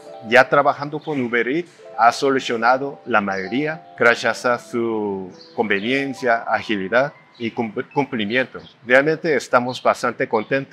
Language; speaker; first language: Spanish; non-native, fluent; Korean